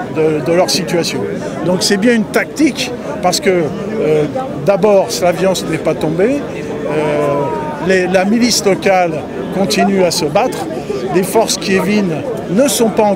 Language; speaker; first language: French; native; French